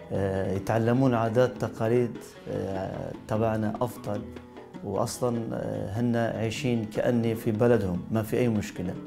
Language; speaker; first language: Arabic; non-native, local second language; Turkish